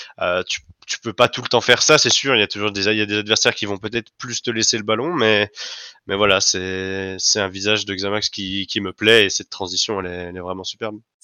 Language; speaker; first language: French; native; French